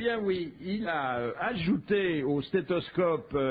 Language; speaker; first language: French; native; French